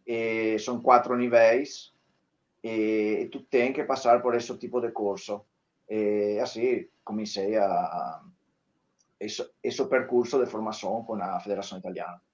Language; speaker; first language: Portuguese; non-native, learner; Italian